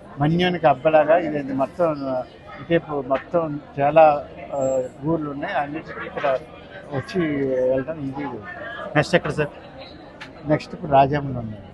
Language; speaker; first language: Telugu; native; Telugu